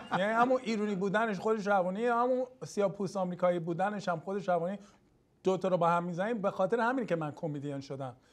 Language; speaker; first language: Persian; early bilingual, heritage; English